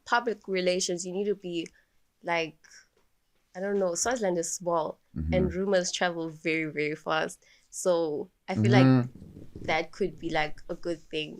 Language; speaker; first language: English; non-native, local second language; Swati